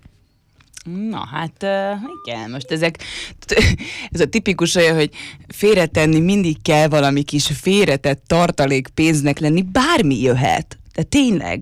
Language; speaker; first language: Hungarian; native; Hungarian